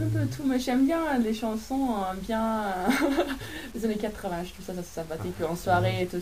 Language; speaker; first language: French; non-native, fluent; Swedish